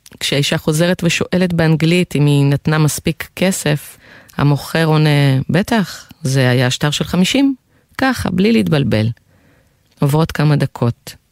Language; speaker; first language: Hebrew; non-native, fluent; Russian